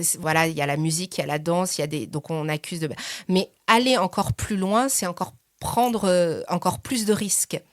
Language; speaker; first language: French; early bilingual, other home language; Persian